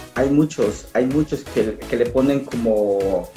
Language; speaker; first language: Spanish; native; Spanish